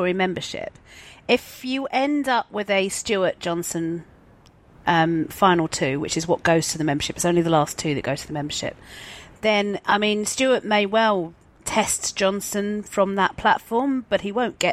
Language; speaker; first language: English; native; English